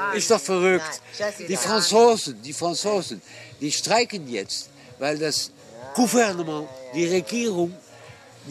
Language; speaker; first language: German; non-native, fluent; Dutch